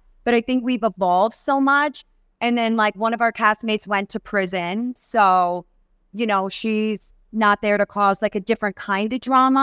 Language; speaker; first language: English; native; English